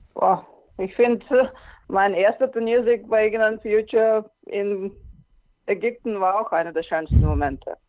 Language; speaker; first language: German; non-native, fluent; Latvian